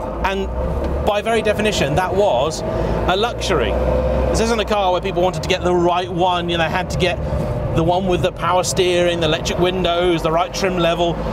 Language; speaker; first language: English; native; English